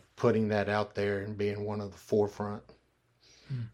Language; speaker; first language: English; native; English